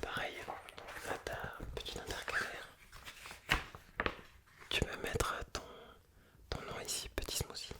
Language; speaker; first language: French; native; French